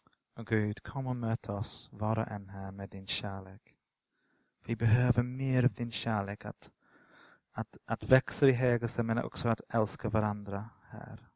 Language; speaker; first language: Swedish; non-native, fluent; English